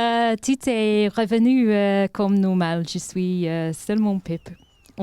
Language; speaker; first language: French; non-native, learner; English